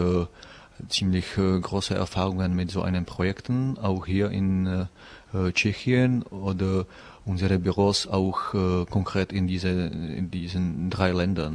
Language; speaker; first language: German; non-native, learner; Czech